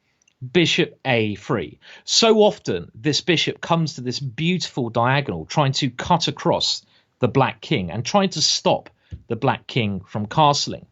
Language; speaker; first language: English; native; English